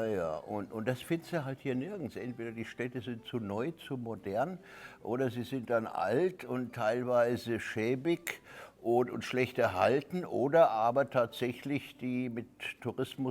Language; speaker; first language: German; native; German